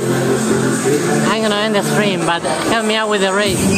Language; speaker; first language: English; non-native, fluent; Spanish